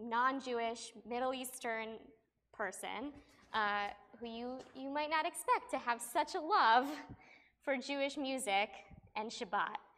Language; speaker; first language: English; native; English